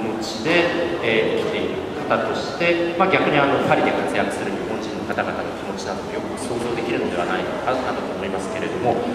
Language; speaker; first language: Japanese; native; Japanese